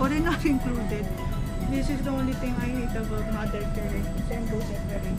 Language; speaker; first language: English; non-native, local second language; Filipino